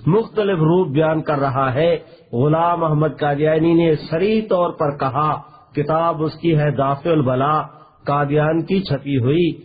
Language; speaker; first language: Urdu; non-native, local second language; Saraiki